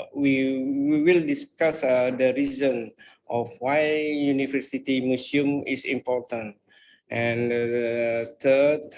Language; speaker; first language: English; non-native, fluent; Indonesian